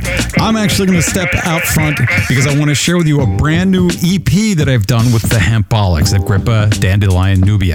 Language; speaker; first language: English; native; English